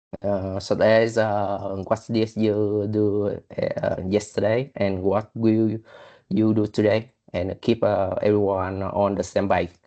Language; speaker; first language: English; non-native, learner; Vietnamese